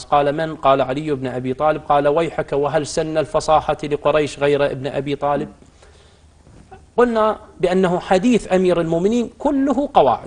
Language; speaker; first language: Arabic; native; Arabic